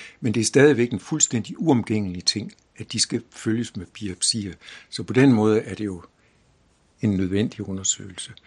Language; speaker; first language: Danish; native; Danish